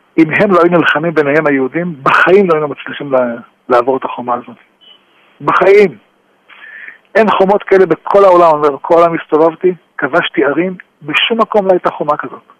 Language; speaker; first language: Hebrew; native; Hebrew